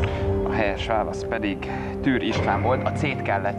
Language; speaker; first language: Hungarian; native; Hungarian